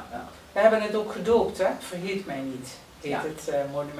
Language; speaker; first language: Dutch; native; Dutch